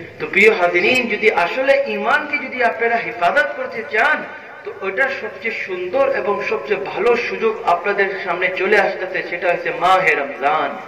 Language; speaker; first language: Bangla; non-native, fluent; Urdu